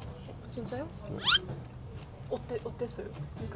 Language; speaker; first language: Korean; non-native, learner; Japanese